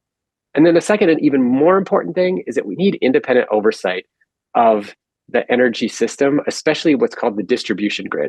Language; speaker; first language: English; native; English